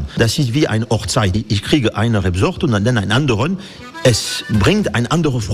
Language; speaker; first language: German; non-native, fluent; French